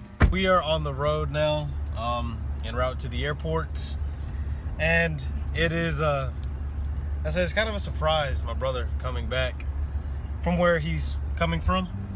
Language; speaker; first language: English; native; English